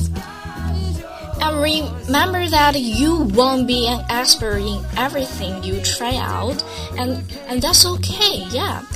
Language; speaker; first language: English; non-native, fluent; Chinese